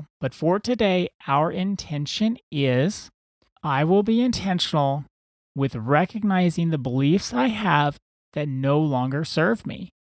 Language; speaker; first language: English; native; English